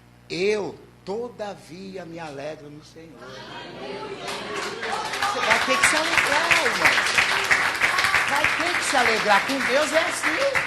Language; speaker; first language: Portuguese; native; Portuguese